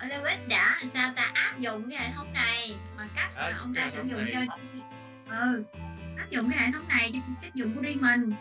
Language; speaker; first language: Vietnamese; native; Vietnamese